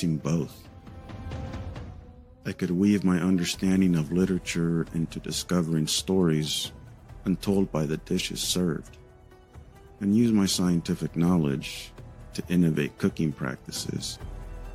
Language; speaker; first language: English; early bilingual, other home language; Spanish